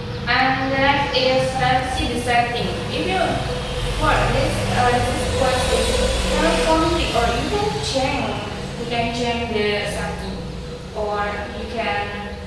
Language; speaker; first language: English; non-native, learner; Indonesian